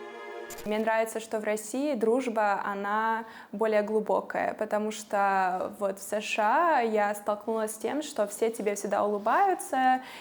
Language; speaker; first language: Russian; non-native, fluent; English